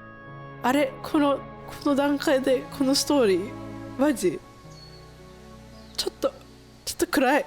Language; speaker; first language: Japanese; non-native, fluent; Indonesian